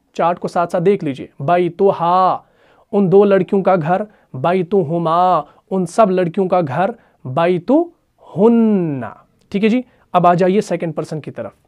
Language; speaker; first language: Urdu; non-native, local second language; Punjabi